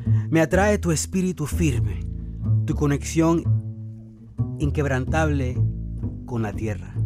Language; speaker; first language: Spanish; early bilingual, heritage; Spanish